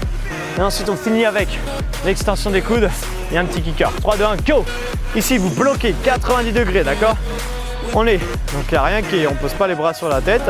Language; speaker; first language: French; native; French